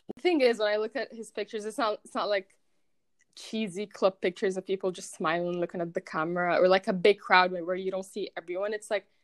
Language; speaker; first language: English; non-native, fluent; Arabic